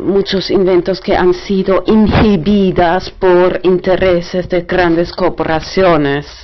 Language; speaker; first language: Spanish; non-native, fluent; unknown